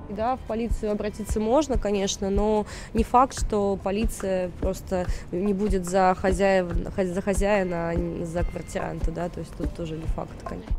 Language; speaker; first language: Russian; native; Russian